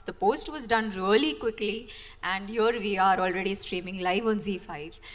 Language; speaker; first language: English; non-native, local second language; Marathi